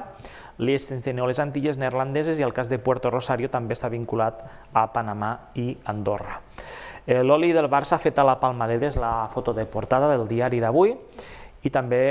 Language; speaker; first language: Catalan; native; Catalan